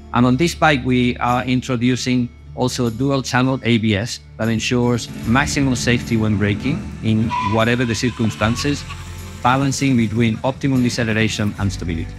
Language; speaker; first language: English; non-native, fluent; Spanish